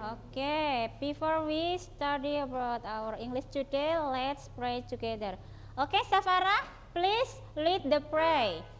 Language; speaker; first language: English; non-native, fluent; Indonesian